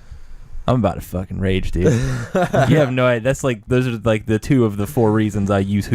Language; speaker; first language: English; native; English